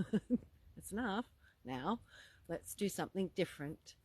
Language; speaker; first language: English; native; English